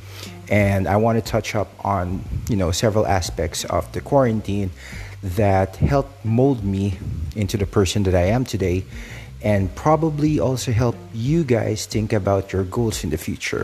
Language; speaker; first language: English; non-native, local second language; Filipino